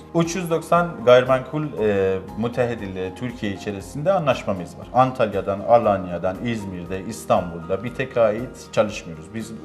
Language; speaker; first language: Turkish; non-native, learner; Persian